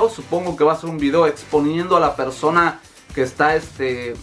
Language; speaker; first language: Spanish; native; Spanish